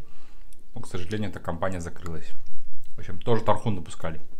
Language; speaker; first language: Russian; native; Russian